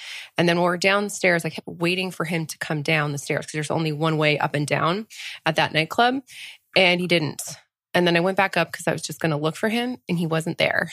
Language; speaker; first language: English; early bilingual, other home language; French